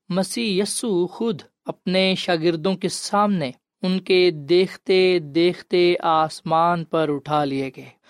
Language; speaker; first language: Urdu; non-native, local second language; Punjabi